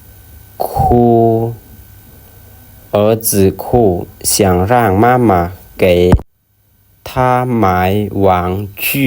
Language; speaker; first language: Chinese; non-native, learner; Lao